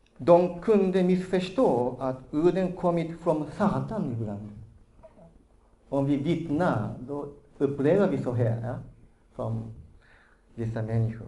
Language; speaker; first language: Swedish; non-native, fluent; Japanese